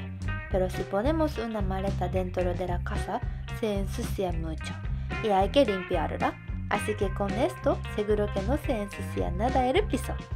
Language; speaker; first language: Spanish; non-native, fluent; Japanese